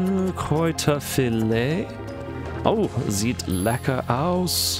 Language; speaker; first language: German; non-native, fluent; English